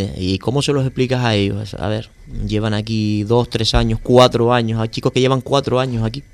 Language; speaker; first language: Spanish; native; Spanish